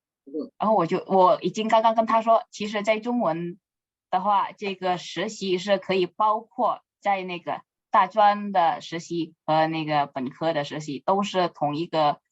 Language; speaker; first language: Chinese; non-native, fluent; Indonesian